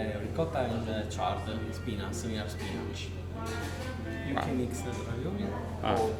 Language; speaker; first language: English; non-native, learner; Italian